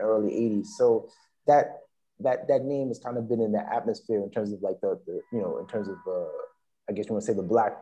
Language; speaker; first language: English; native; English